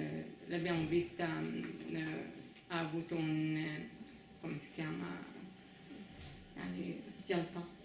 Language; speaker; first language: Italian; non-native, fluent; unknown